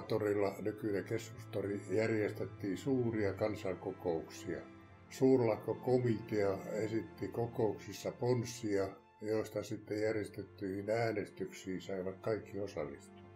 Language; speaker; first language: Finnish; native; Finnish